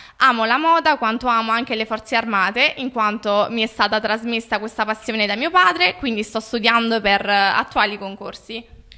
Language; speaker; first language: Italian; native; Italian